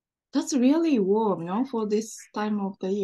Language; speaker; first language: English; non-native, fluent; Japanese